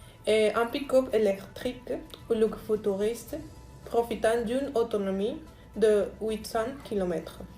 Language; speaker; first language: French; non-native, learner; Spanish